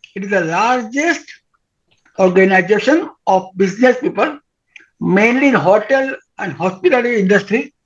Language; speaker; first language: English; non-native, local second language; Gujarati